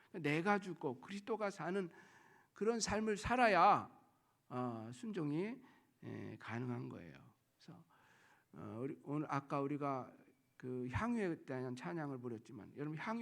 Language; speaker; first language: Korean; native; Korean